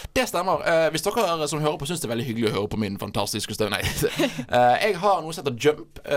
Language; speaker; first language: Norwegian; native; Norwegian